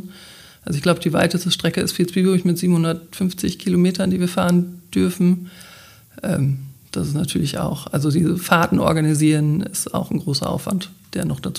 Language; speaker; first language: German; native; German